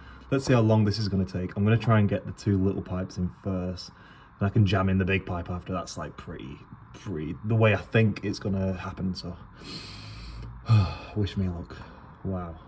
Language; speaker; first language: English; native; English